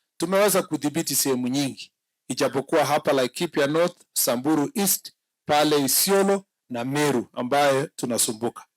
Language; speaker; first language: Swahili; non-native, local second language; Kalenjin